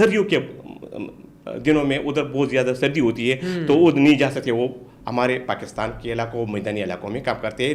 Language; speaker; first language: Urdu; non-native, local second language; Pashto